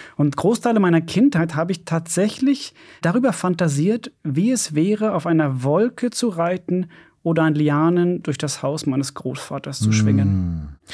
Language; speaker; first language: German; non-native, fluent; Swedish